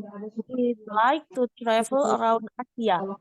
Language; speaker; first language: English; non-native, learner; Indonesian